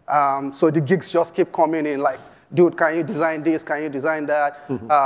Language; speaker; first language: English; non-native, local second language; Yoruba